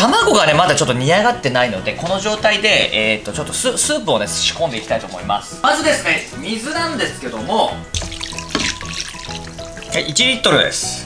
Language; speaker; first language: Japanese; native; Japanese